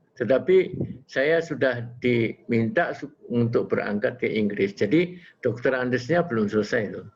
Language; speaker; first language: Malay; non-native, local second language; Javanese